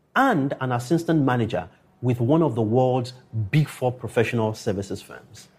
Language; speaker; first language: English; non-native, local second language; Yoruba